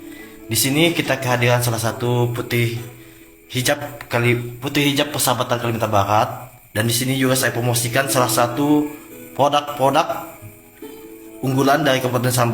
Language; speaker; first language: Indonesian; native; Indonesian